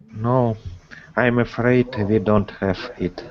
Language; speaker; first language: English; non-native, learner; Russian